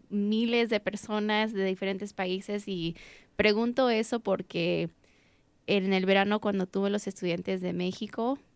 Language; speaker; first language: Spanish; early bilingual, heritage; Spanish